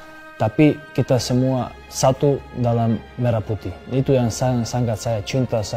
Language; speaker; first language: Indonesian; non-native, fluent; Serbian